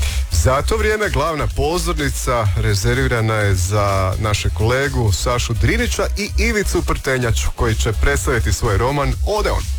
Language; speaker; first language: Serbian; native; Serbian